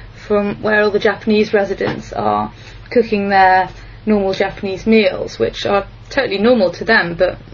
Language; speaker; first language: English; native; English